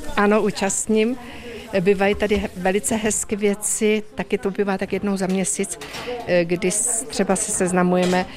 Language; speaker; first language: Czech; native; Czech